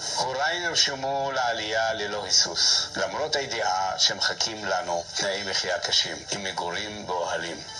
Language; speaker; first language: Hebrew; early bilingual, other home language; Arabic